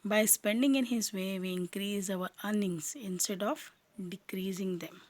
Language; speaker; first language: English; non-native, local second language; Urdu